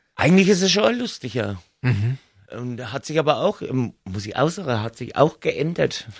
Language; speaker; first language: German; native; German